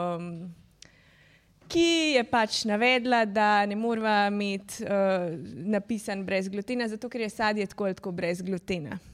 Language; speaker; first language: Slovenian; native; Slovenian